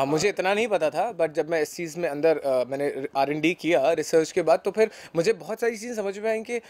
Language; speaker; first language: Hindi; native; Hindi